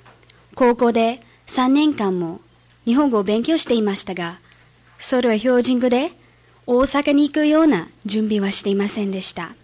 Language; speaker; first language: Japanese; non-native, fluent; English